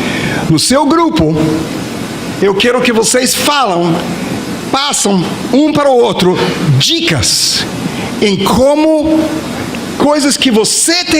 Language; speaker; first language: Portuguese; non-native, fluent; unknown